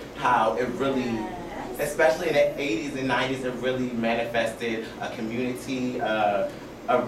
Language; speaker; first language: English; native; English